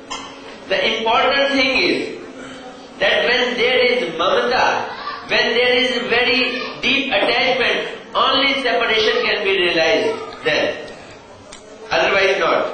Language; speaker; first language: English; non-native, local second language; Hindi